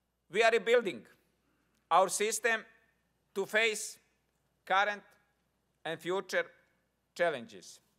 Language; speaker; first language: English; non-native, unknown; Croatian